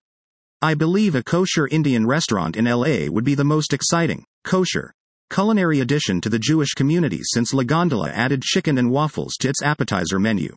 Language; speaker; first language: English; early bilingual, other home language; Persian